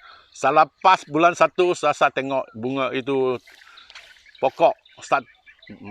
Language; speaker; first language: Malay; non-native, local second language; Chinese